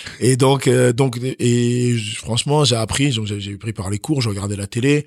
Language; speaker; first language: French; early bilingual, other home language; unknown